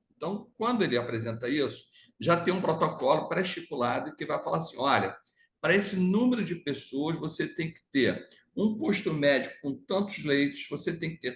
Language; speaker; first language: Portuguese; native; Portuguese